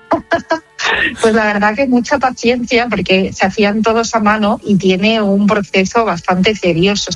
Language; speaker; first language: Spanish; native; Spanish